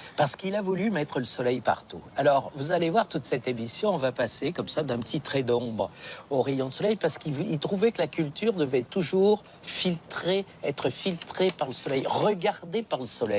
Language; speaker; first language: French; native; French